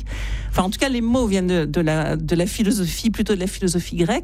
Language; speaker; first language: French; native; French